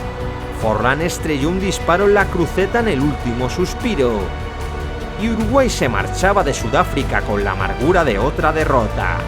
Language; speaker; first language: Spanish; native; Spanish